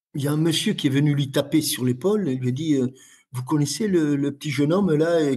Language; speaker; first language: French; native; French